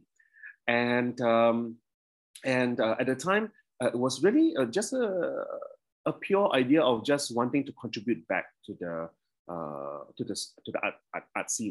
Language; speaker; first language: English; early bilingual, other home language; Indonesian